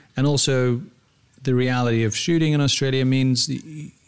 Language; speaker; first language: English; native; English